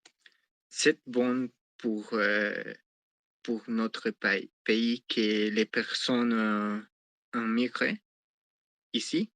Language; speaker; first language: French; non-native, learner; Spanish